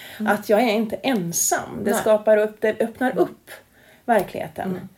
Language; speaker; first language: Swedish; native; Swedish